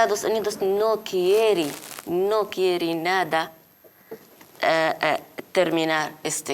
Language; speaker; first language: Spanish; non-native, learner; Arabic